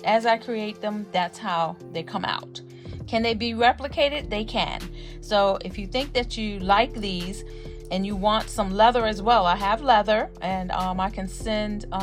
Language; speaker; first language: English; native; English